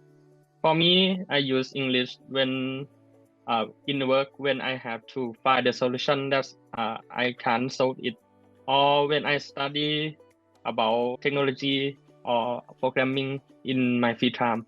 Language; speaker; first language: English; non-native, learner; Thai